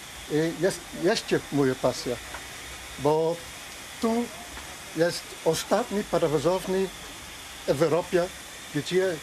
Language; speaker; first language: Polish; non-native, learner; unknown